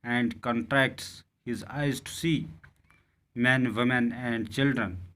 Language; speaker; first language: English; non-native, local second language; Urdu